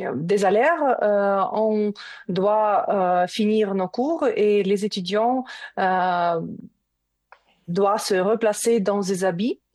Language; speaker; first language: French; non-native, learner; Ukrainian